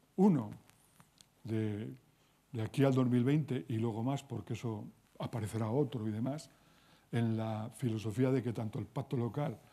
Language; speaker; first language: Spanish; native; Spanish